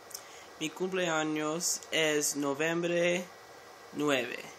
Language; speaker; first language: Spanish; non-native, learner; English